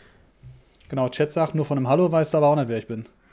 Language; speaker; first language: German; native; German